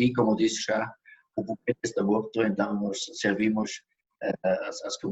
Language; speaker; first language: Portuguese; non-native, fluent; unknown